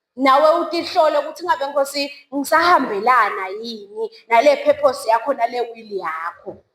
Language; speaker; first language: Zulu; non-native, local second language; Swati